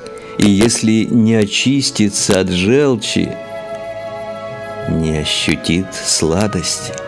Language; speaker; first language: Russian; native; Russian